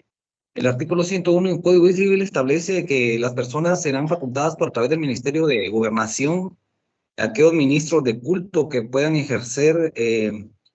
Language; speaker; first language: Spanish; native; Spanish